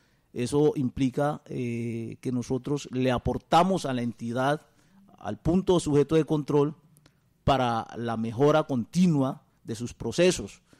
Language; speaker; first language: Spanish; native; Spanish